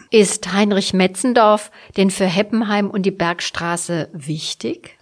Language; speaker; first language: German; native; German